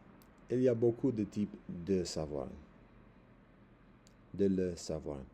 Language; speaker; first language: French; non-native, learner; English